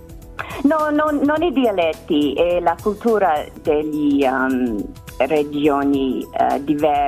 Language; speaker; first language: Italian; non-native, learner; English